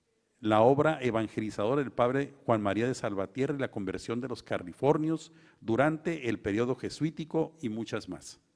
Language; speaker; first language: Spanish; native; Spanish